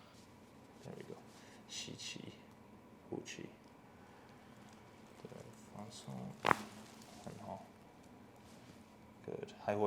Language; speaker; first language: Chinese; non-native, learner; English